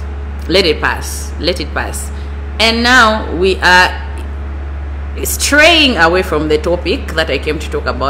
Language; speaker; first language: English; non-native, local second language; Bemba